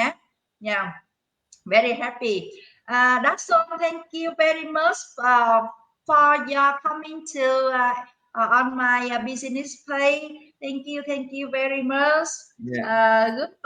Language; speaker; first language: English; non-native, learner; Vietnamese